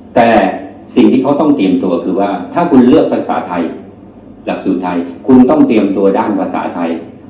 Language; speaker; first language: Thai; native; Thai